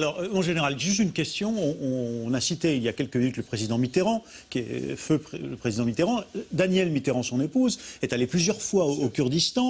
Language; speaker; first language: French; native; French